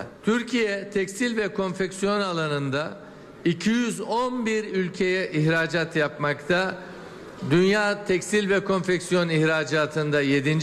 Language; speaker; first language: Turkish; native; Turkish